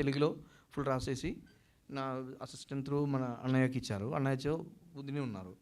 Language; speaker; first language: Telugu; non-native, learner; Malayalam